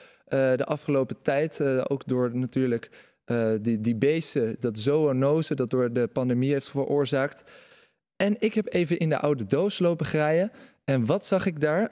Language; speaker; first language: Dutch; native; Dutch